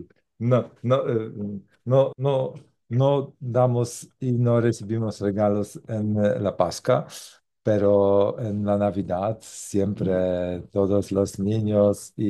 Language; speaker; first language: Spanish; non-native, learner; Polish